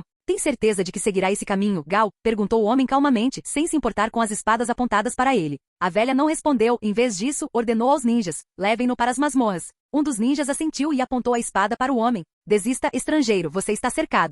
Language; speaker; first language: Portuguese; native; Portuguese